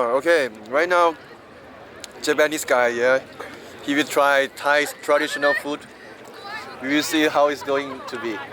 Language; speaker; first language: English; non-native, fluent; Thai